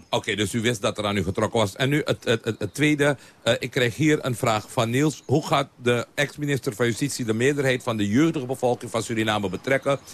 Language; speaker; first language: Dutch; non-native, local second language; Caribbean Hindustani